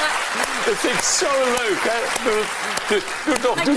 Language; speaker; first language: Dutch; native; Dutch